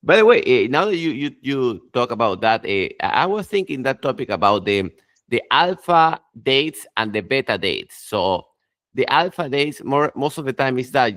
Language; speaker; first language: English; non-native, fluent; Spanish